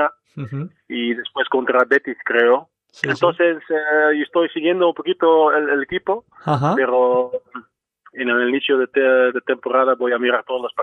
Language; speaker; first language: Spanish; non-native, fluent; Dutch